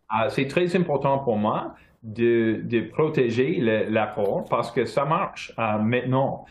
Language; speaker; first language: French; non-native, local second language; English